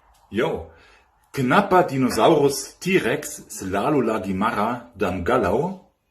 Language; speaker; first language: Indonesian; non-native, fluent; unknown